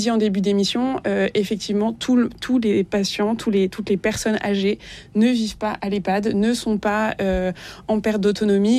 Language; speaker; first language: French; native; French